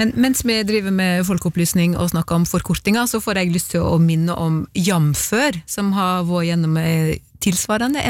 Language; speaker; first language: Norwegian; native; Norwegian